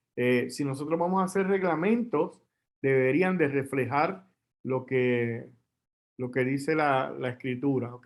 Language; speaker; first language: Spanish; native; Spanish